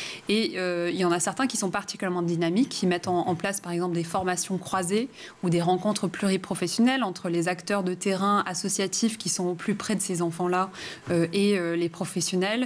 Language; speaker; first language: French; native; French